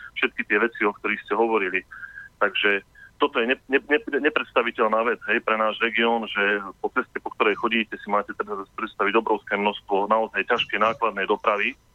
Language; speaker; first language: Slovak; native; Slovak